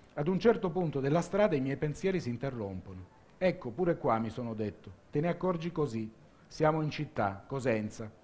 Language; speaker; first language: Italian; native; Italian